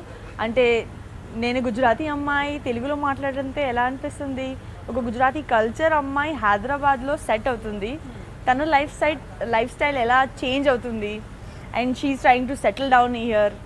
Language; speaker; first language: Telugu; non-native, local second language; Gujarati